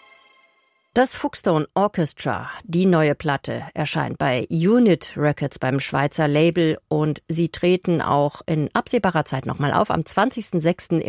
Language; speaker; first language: German; native; German